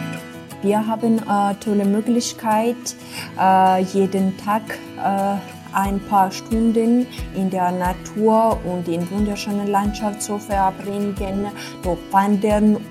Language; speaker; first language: German; non-native, fluent; Georgian